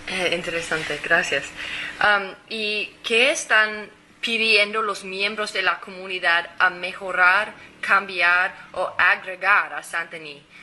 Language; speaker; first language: Spanish; non-native, fluent; English